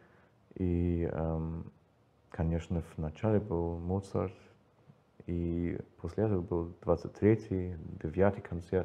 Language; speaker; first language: Russian; non-native, learner; English